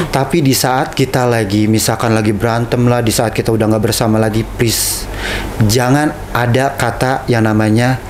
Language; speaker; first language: Indonesian; native; Indonesian